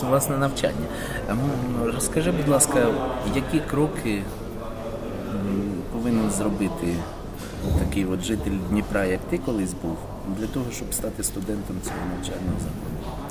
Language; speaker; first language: Ukrainian; native; Ukrainian